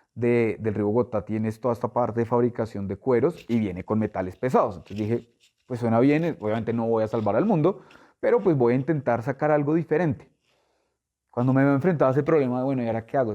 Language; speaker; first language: Spanish; native; Spanish